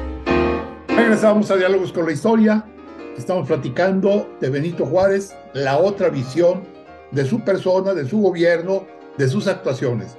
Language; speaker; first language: Spanish; native; Spanish